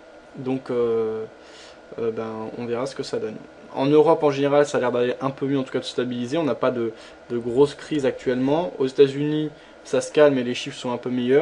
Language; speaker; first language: French; native; French